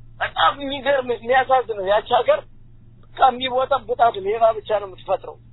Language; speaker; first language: Amharic; native; Amharic